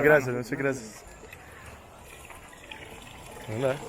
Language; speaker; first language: Spanish; early bilingual, heritage; English